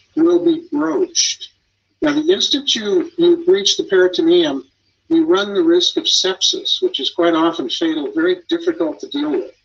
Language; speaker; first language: English; native; English